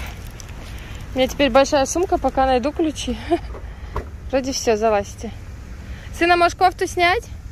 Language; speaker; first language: Russian; native; Russian